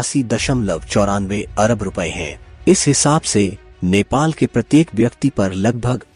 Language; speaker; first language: Hindi; non-native, local second language; Nepali